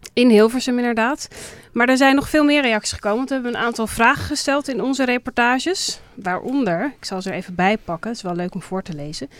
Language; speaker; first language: Dutch; native; Dutch